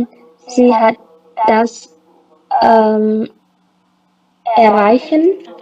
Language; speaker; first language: German; non-native, learner; Indonesian